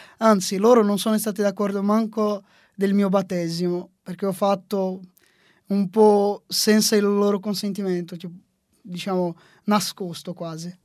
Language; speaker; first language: Italian; non-native, fluent; Portuguese